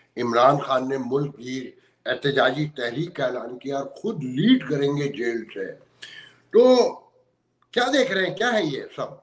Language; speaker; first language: Urdu; native; Urdu